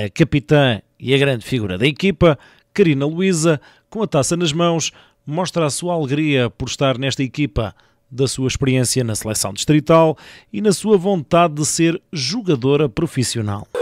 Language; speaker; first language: Portuguese; native; Portuguese